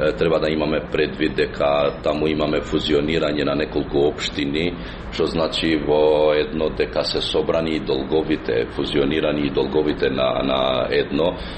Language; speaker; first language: Macedonian; non-native, local second language; Albanian